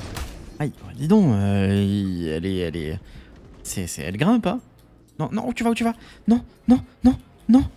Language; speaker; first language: French; native; French